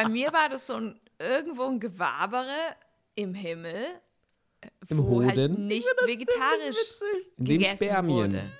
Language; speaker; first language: German; native; German